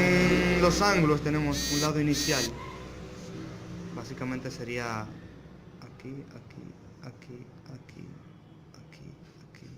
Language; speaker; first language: Spanish; native; Spanish